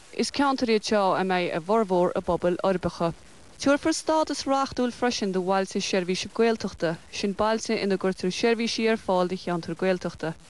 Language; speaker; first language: Irish; native; Irish